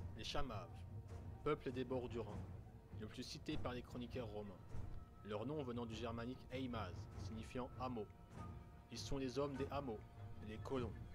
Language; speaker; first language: French; native; French